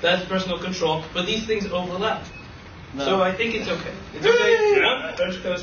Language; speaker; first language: English; native; English